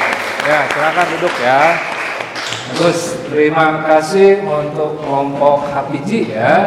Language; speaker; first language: Indonesian; native; Indonesian